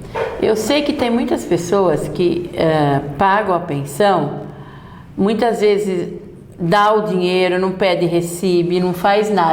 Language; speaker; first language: Portuguese; native; Portuguese